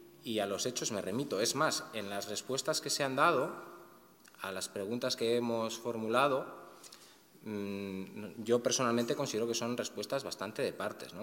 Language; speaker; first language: Spanish; native; Spanish